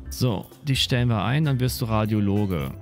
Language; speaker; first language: German; native; German